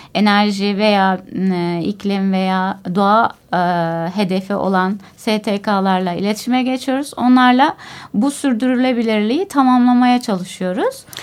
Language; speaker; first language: Turkish; native; Turkish